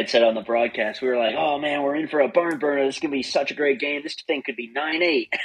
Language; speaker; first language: English; native; English